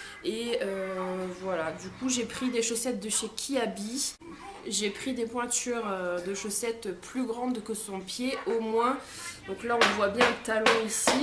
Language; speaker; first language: French; native; French